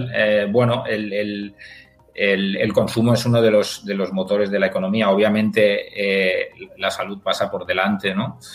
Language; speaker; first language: Spanish; native; Spanish